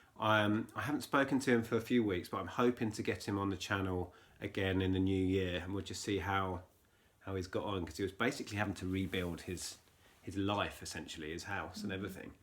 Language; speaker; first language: English; native; English